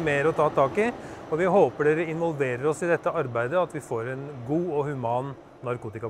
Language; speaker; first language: Norwegian; native; Norwegian